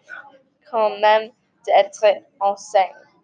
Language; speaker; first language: French; non-native, learner; English